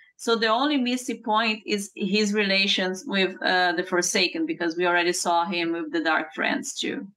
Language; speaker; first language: English; non-native, fluent; Portuguese